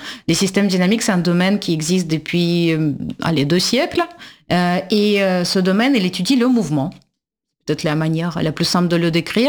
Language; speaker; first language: French; non-native, fluent; Russian